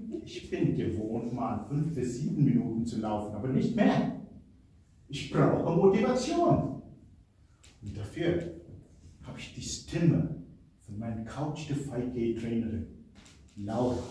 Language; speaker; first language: German; non-native, fluent; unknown